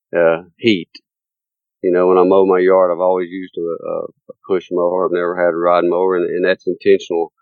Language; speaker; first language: English; native; English